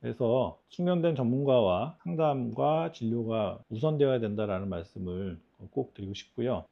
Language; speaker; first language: Korean; native; Korean